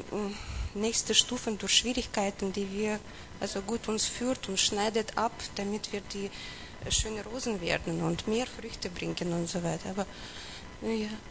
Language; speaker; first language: German; non-native, learner; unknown